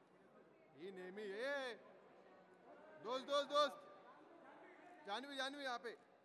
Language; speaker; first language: Hindi; non-native, local second language; Marathi